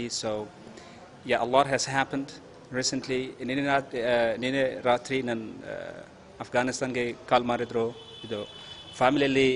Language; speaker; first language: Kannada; non-native, learner; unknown